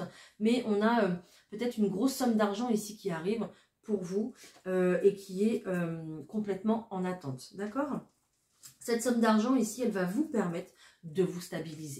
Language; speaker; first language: French; native; French